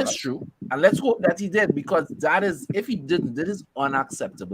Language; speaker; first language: English; native; English